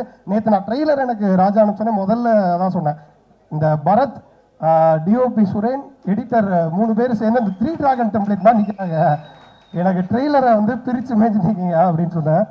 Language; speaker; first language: Tamil; native; Tamil